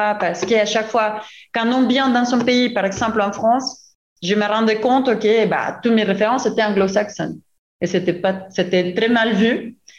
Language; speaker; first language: French; non-native, fluent; Spanish